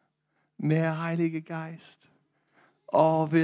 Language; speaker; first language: German; non-native, learner; English